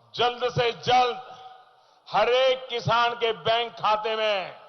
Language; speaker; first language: Hindi; non-native, local second language; Gujarati